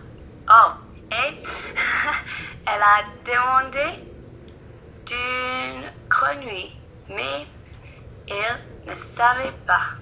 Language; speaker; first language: French; non-native, learner; English